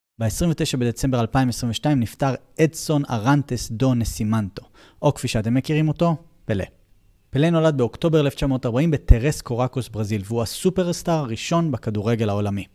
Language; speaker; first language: Hebrew; native; Hebrew